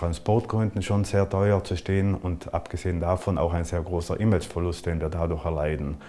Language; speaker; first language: German; native; German